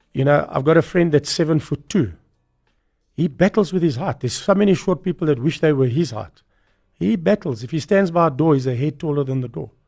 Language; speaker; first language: English; native; English